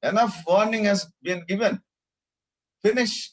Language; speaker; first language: English; non-native, local second language; Telugu